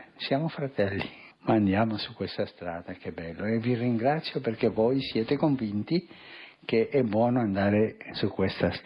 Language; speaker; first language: Italian; non-native, fluent; Spanish